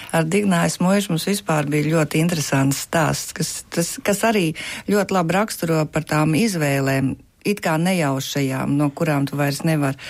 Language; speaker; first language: Latvian; native; Latvian